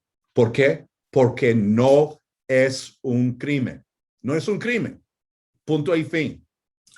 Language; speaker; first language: Spanish; non-native, fluent; English